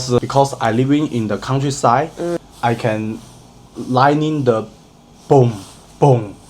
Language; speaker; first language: English; non-native, learner; Chinese